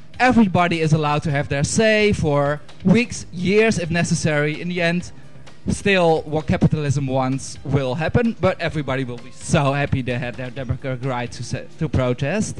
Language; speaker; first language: English; non-native, fluent; Dutch